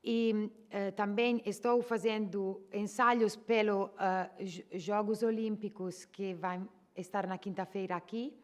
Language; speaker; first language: Portuguese; non-native, learner; Italian